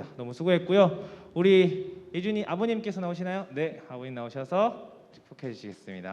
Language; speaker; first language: Korean; native; Korean